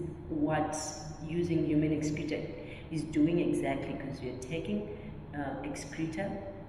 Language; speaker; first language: English; non-native, local second language; Shona